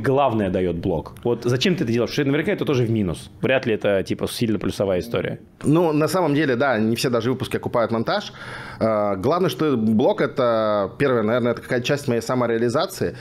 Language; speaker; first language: Russian; native; Russian